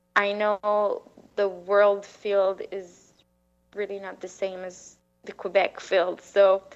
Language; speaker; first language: English; non-native, fluent; French